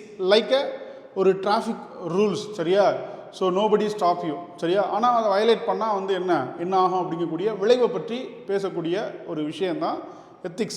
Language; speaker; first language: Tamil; native; Tamil